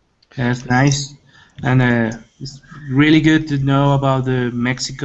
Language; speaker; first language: English; non-native, learner; Spanish